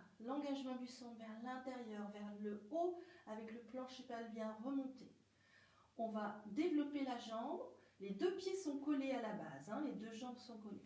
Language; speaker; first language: French; native; French